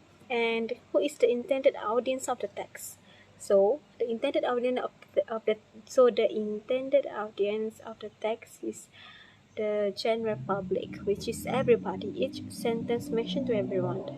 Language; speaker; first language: English; non-native, fluent; Malay